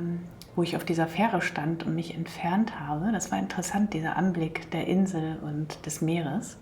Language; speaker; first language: German; native; German